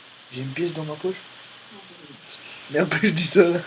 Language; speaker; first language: French; native; French